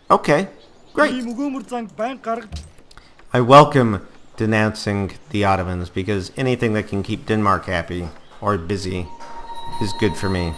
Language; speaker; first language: English; native; English